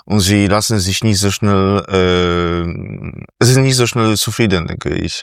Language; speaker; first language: German; non-native, fluent; Polish